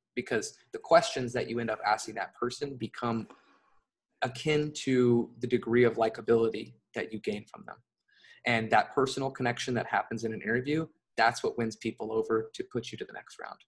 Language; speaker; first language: English; native; English